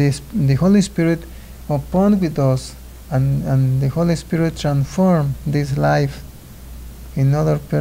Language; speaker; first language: English; non-native, learner; Spanish